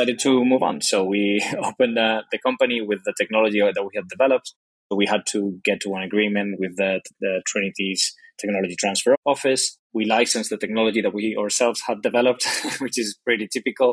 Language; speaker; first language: English; non-native, fluent; Spanish